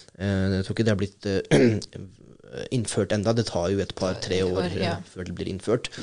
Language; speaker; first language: Norwegian; non-native, fluent; Urdu